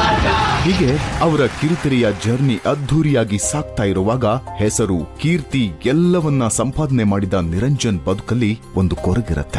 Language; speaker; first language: Kannada; native; Kannada